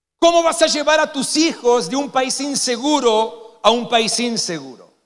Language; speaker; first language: Spanish; non-native, fluent; English